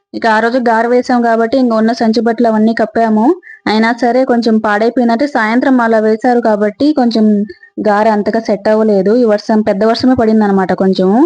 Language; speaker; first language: Telugu; native; Telugu